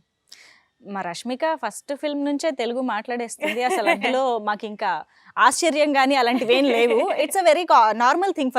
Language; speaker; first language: Telugu; native; Telugu